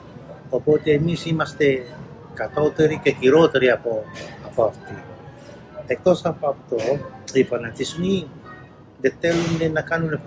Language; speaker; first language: Greek; non-native, learner; Indonesian